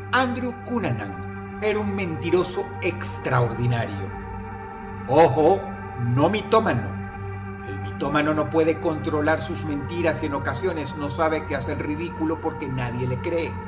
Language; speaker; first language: Spanish; native; Spanish